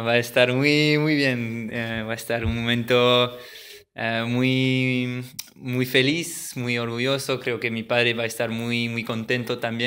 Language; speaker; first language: Spanish; early bilingual, heritage; French